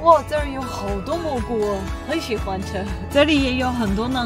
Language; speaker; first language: Chinese; non-native, learner; Armenian